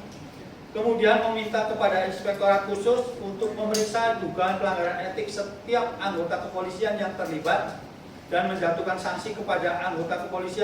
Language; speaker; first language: Indonesian; native; Indonesian